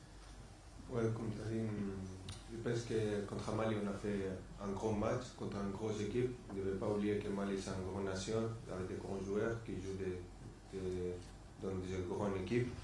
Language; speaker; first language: French; non-native, fluent; Spanish